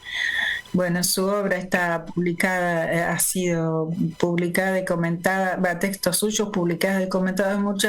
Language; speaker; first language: Spanish; native; Spanish